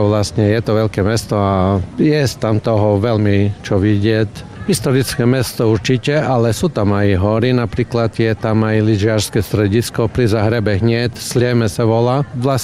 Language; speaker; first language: Slovak; non-native, fluent; Croatian